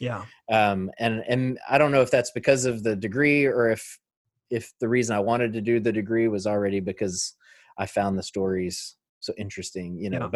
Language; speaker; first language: English; native; English